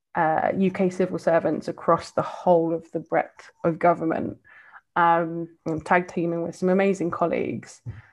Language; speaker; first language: English; native; English